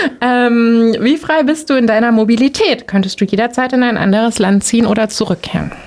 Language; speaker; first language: German; native; German